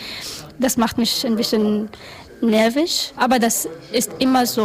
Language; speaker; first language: German; non-native, learner; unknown